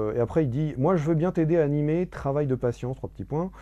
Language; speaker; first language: French; native; French